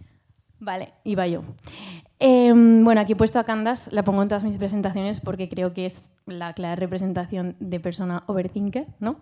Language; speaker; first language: Spanish; native; Spanish